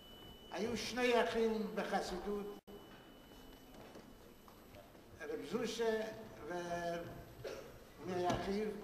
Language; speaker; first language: Hebrew; non-native, fluent; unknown